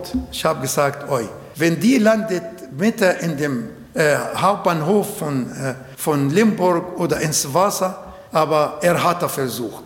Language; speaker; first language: German; non-native, learner; Arabic